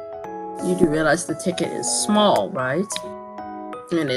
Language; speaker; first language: English; native; English